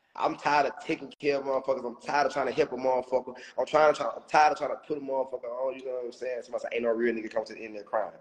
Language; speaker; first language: English; native; English